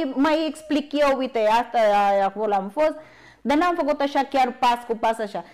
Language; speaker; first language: Romanian; non-native, learner; Filipino